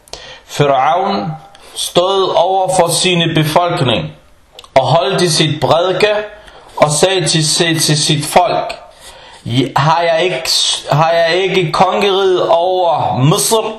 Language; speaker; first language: Danish; non-native, fluent; Arabic